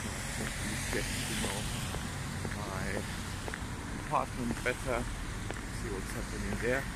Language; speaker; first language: English; non-native, fluent; German